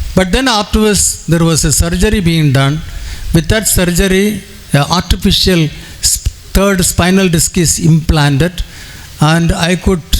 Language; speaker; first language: English; non-native, local second language; Tamil